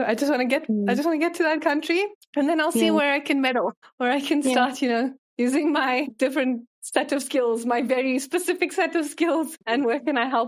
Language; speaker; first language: English; early bilingual, other home language; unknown